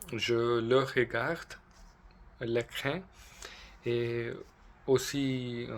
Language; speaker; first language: French; non-native, learner; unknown